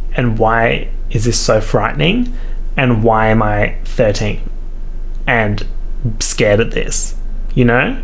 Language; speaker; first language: English; native; English